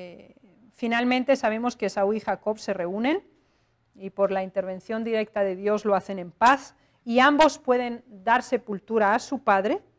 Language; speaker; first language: Spanish; native; Spanish